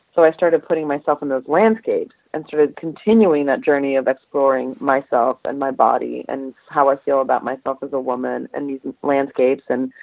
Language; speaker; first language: English; early bilingual, other home language; Polish